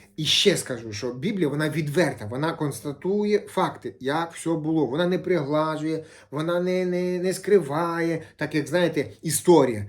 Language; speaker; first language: Ukrainian; native; Ukrainian